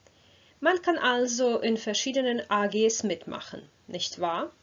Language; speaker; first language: German; non-native, fluent; Croatian